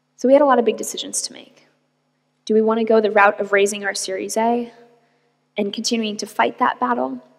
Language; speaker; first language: English; native; English